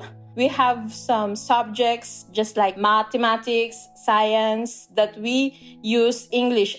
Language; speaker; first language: English; non-native, local second language; Filipino